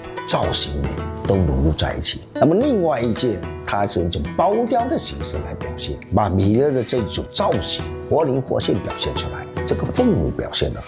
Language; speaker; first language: Chinese; native; Chinese